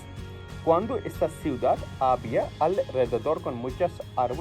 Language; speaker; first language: Spanish; non-native, learner; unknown